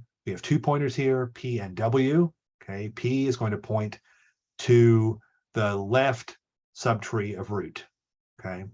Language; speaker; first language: English; native; English